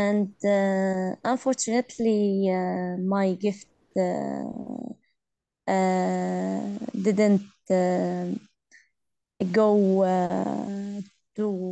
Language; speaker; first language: English; non-native, learner; Arabic